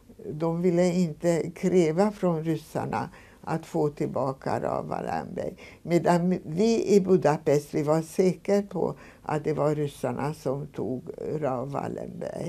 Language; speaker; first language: Swedish; non-native, fluent; Hungarian